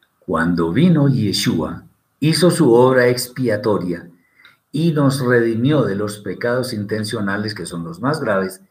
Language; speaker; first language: Spanish; native; Spanish